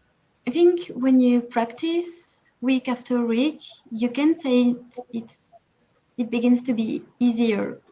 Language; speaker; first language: English; non-native, learner; French